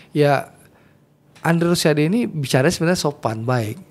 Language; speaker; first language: Indonesian; native; Indonesian